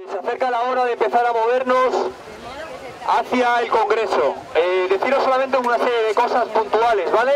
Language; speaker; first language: Spanish; native; Spanish